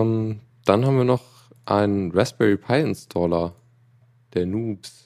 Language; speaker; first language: German; native; German